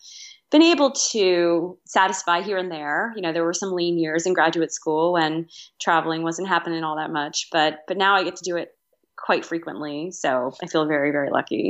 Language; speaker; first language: English; native; English